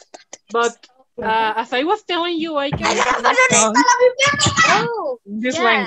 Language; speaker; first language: English; non-native, learner; Spanish